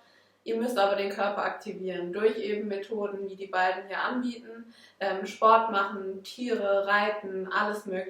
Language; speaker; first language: German; native; German